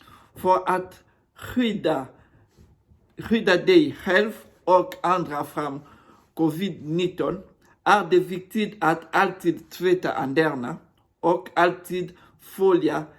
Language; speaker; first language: Swedish; non-native, learner; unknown